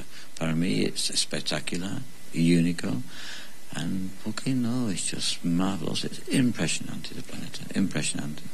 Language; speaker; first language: Spanish; non-native, learner; English